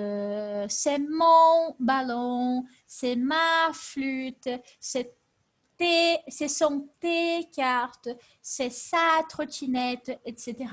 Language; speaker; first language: French; non-native, fluent; Portuguese